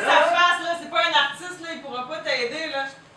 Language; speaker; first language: French; native; French